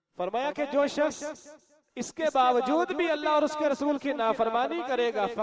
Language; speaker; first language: Urdu; non-native, local second language; Punjabi